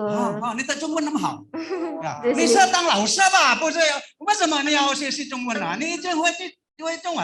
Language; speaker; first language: Chinese; non-native, learner; Indonesian